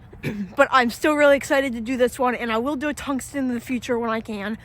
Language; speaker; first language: English; native; English